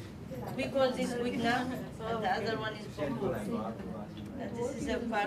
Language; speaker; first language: English; non-native, learner; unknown